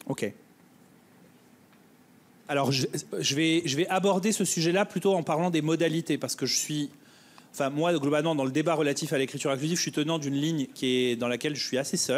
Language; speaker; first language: French; native; French